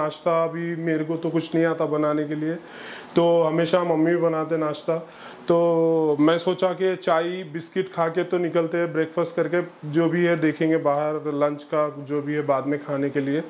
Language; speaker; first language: Hindi; native; Hindi